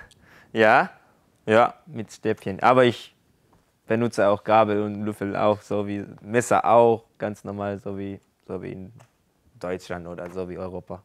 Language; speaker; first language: German; non-native, learner; Japanese